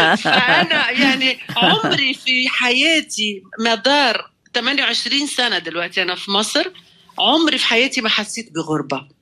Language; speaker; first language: Arabic; native; Arabic